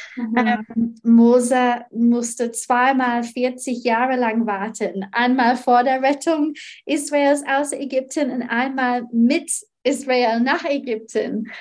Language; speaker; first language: German; non-native, fluent; English